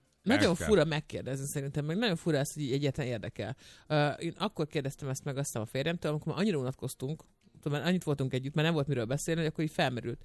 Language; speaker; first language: Hungarian; native; Hungarian